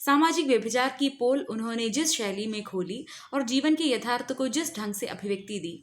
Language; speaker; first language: Hindi; non-native, local second language; Malayalam